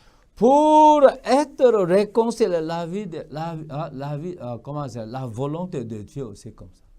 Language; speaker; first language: French; non-native, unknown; Korean